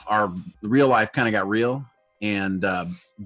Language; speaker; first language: English; native; English